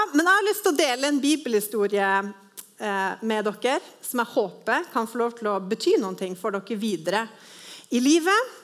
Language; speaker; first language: Norwegian; native; Norwegian